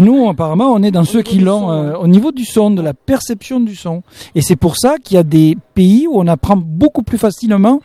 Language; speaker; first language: French; native; French